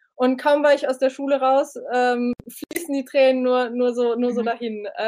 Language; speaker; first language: German; early bilingual, other home language; Romanian